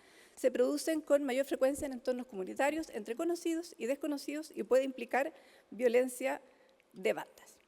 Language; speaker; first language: Spanish; native; Spanish